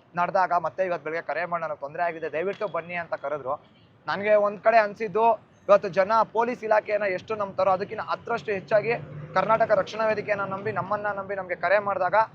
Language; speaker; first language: Kannada; native; Kannada